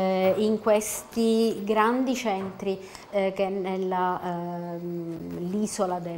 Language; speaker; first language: Italian; native; Italian